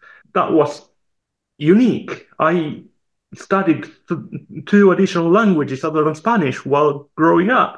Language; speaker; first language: English; non-native, fluent; Spanish